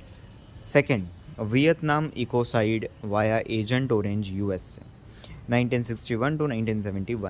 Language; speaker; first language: Hindi; native; Hindi